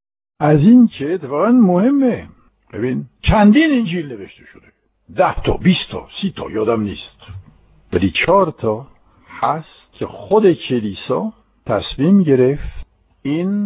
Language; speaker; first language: Persian; non-native, fluent; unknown